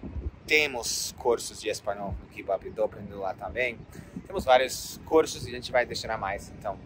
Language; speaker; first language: Portuguese; non-native, fluent; English